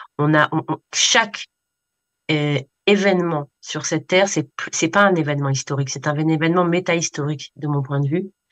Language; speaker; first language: French; native; French